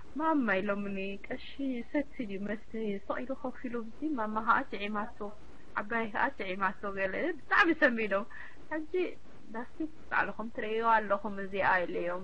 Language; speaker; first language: Tigrinya; early bilingual, heritage; Tigrinya